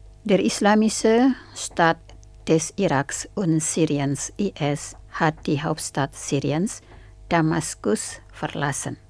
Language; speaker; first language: German; non-native, fluent; Indonesian